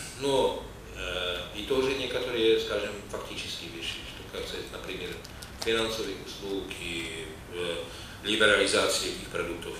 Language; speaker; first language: Russian; non-native, fluent; Czech